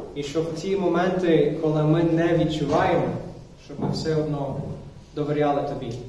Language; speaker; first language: Ukrainian; non-native, fluent; English